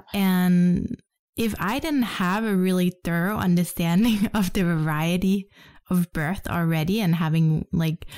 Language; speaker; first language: English; non-native, fluent; Danish